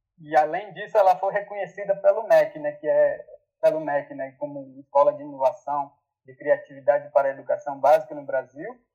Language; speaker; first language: Portuguese; non-native, local second language; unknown